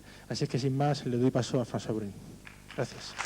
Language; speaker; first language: Spanish; native; Spanish